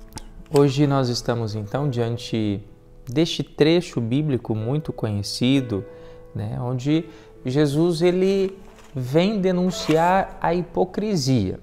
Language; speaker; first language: Portuguese; native; Portuguese